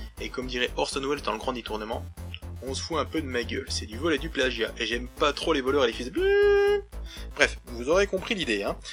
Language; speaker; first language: French; native; French